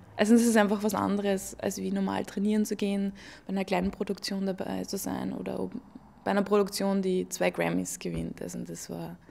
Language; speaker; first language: German; native; German